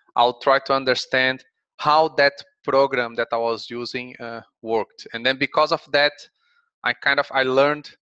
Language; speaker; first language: English; non-native, fluent; Portuguese